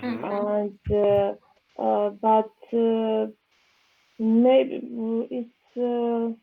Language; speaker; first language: English; non-native, learner; Serbian